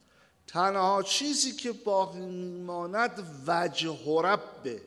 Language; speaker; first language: Persian; native; Persian